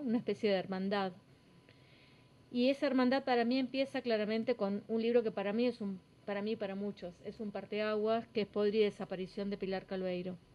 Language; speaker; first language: Spanish; native; Spanish